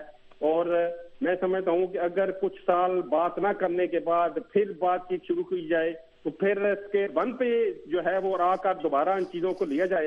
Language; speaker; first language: Urdu; native; Urdu